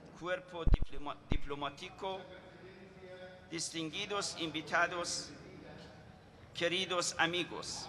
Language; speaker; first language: Spanish; non-native, fluent; Persian